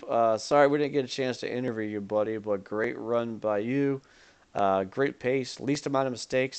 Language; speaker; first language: English; native; English